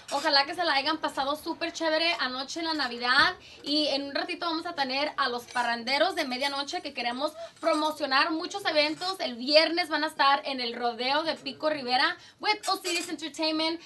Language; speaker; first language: Spanish; early bilingual, heritage; Spanish